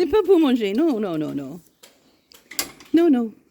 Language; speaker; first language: French; non-native, learner; English